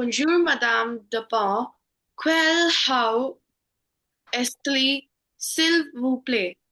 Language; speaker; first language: French; non-native, learner; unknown